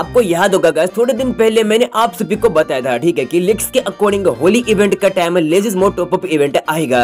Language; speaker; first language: Hindi; native; Hindi